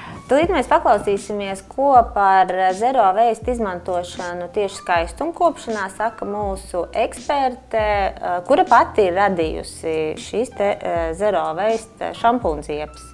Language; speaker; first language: Latvian; native; Latvian